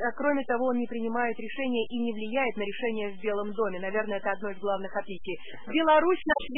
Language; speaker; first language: Russian; native; Russian